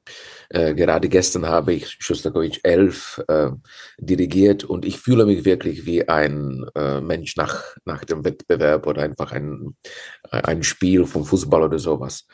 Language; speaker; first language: German; non-native, fluent; Czech